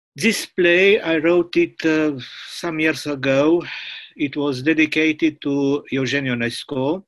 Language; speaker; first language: English; non-native, learner; Romanian